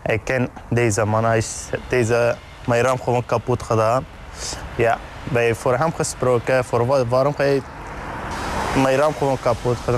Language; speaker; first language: Dutch; non-native, learner; Arabic